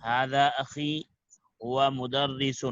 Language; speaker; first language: Arabic; non-native, learner; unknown